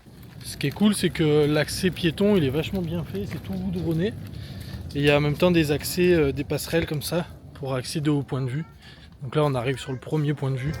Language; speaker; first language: French; native; French